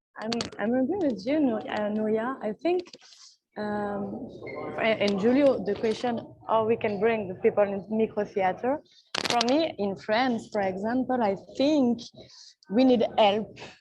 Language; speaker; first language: English; non-native, learner; French